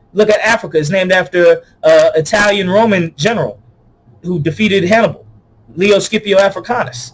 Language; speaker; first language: English; native; English